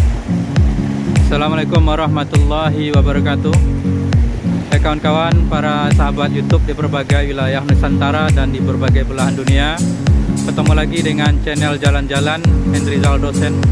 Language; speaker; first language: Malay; non-native, local second language; Minangkabau